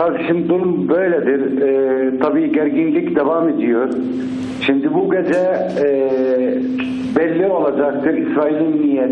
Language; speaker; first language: Turkish; non-native, fluent; Arabic